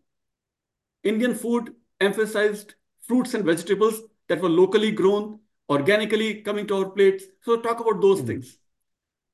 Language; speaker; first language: English; non-native, local second language; Marwari